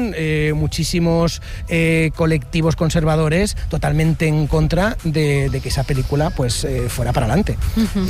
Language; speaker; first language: Spanish; native; Spanish